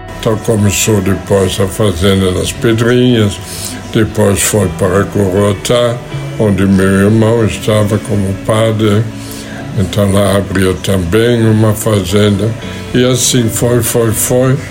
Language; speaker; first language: Portuguese; non-native, fluent; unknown